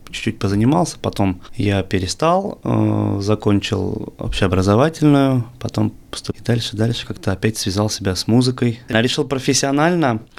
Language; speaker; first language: Russian; native; Russian